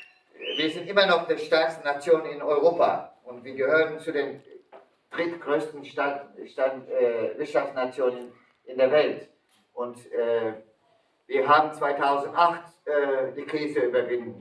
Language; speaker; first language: German; early bilingual, other home language; Turkish